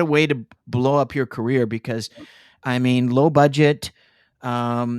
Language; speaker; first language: English; native; English